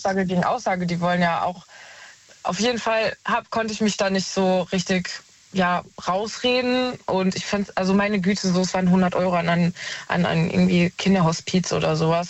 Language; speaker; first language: German; native; German